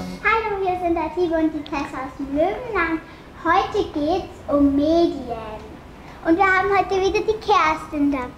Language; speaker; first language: German; native; German